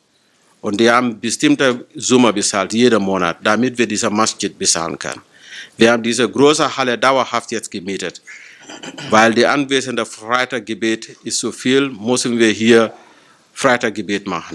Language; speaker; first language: German; non-native, fluent; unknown